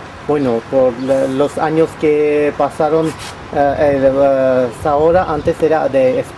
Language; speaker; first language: Spanish; non-native, learner; Russian